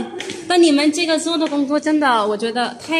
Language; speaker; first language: Chinese; non-native, learner; Urdu